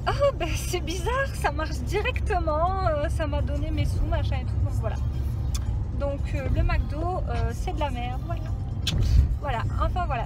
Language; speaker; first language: French; native; French